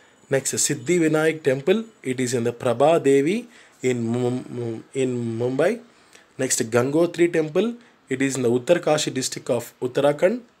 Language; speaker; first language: English; non-native, local second language; Telugu